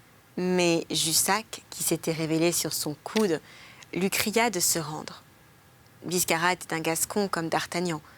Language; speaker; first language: French; native; French